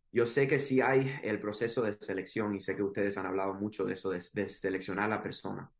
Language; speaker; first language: Spanish; early bilingual, heritage; Spanish